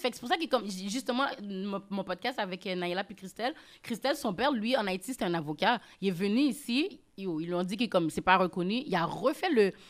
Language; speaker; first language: French; native; French